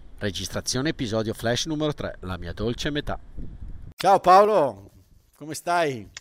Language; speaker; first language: Italian; native; Italian